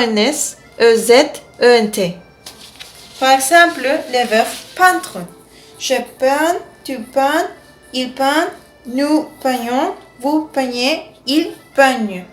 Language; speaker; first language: French; non-native, learner; Spanish